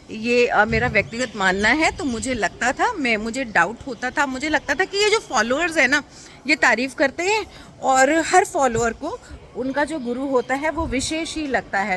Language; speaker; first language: Hindi; native; Hindi